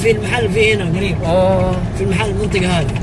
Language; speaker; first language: Arabic; non-native, fluent; Indonesian